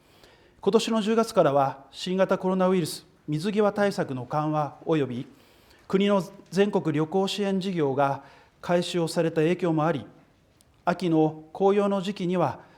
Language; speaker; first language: Japanese; native; Japanese